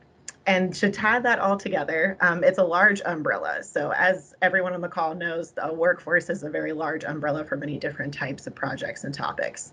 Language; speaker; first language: English; native; English